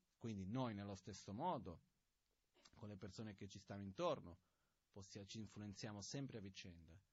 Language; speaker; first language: Italian; non-native, fluent; Portuguese